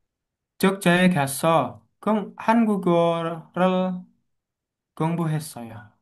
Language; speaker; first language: Korean; non-native, learner; Indonesian